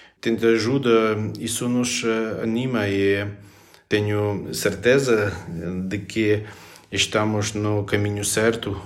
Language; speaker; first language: Portuguese; non-native, learner; Ukrainian